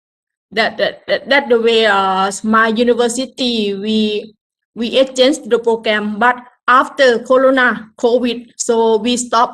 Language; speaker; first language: English; non-native, learner; Thai